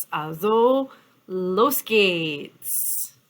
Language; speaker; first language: German; non-native, fluent; English